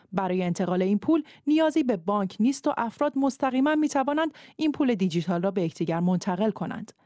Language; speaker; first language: Persian; native; Persian